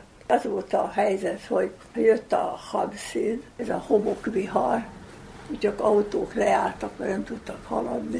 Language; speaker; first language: Hungarian; native; Hungarian